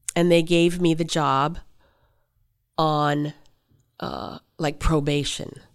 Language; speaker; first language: English; native; English